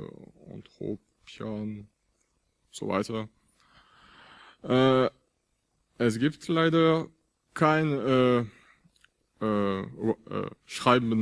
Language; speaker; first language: German; non-native, fluent; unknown